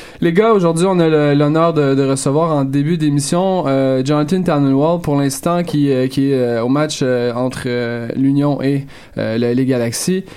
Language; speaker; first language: French; native; French